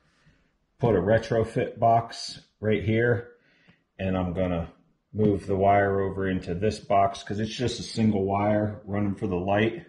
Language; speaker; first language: English; native; English